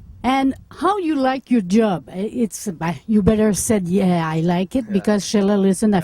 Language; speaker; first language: English; non-native, local second language; French